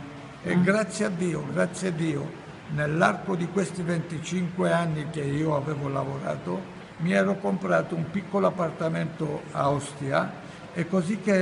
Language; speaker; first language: Italian; non-native, fluent; Ladino